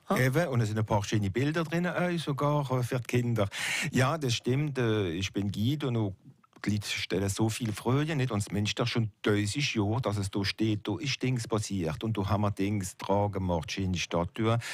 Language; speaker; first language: German; non-native, local second language; French